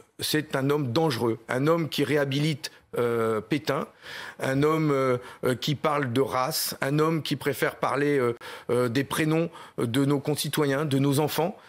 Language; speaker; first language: French; native; French